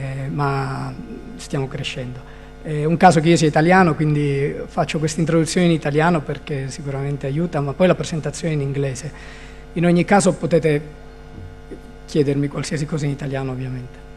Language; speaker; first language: Italian; native; Italian